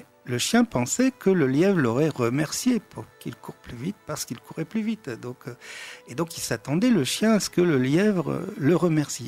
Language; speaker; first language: French; native; French